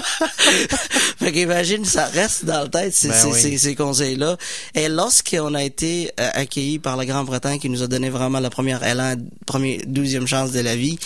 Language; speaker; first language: French; non-native, fluent; Somali